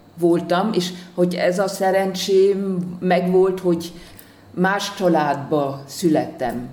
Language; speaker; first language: Hungarian; early bilingual, heritage; German